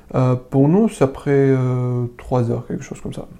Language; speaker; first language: French; non-native, learner; Arabic